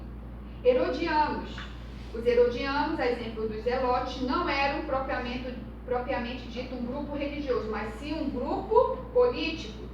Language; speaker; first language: Portuguese; native; Portuguese